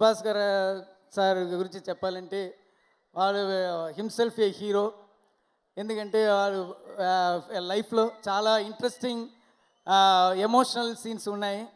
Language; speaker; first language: Telugu; non-native, learner; Tamil